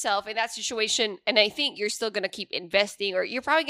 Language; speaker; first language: English; non-native, local second language; Pampanga